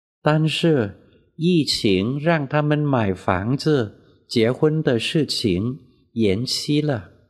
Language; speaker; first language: Chinese; non-native, fluent; Vietnamese